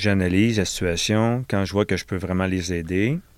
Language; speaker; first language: French; native; French